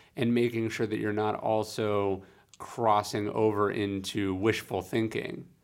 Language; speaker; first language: English; native; English